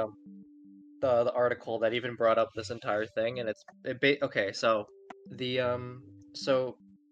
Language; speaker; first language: English; non-native, local second language; Cantonese